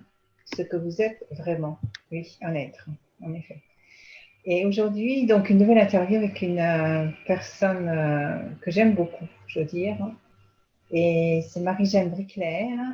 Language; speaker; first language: French; native; French